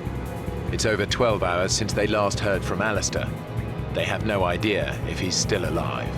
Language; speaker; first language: English; native; English